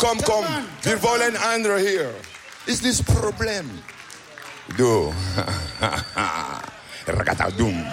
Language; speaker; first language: German; non-native, learner; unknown